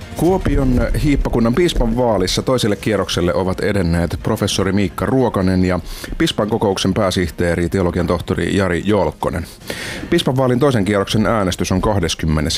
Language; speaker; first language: Finnish; native; Finnish